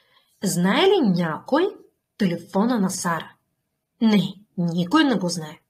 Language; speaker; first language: Bulgarian; non-native, fluent; Russian